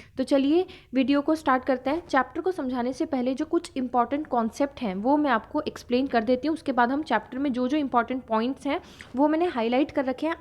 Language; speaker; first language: Hindi; native; Hindi